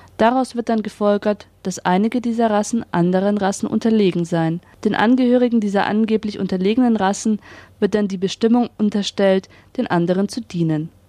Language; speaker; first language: German; native; German